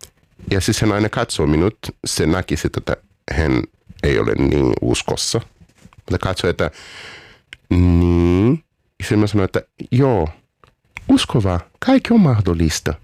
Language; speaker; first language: Finnish; non-native, learner; Portuguese